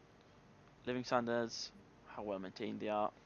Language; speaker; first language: English; native; English